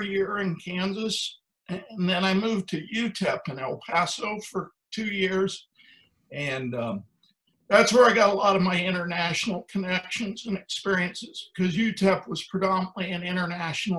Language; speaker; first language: English; native; English